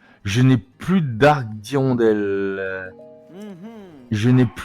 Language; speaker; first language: French; native; French